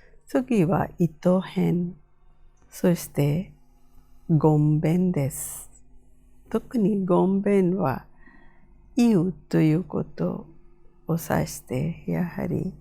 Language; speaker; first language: Japanese; non-native, fluent; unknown